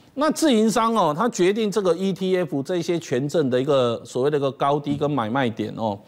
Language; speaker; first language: Chinese; native; Chinese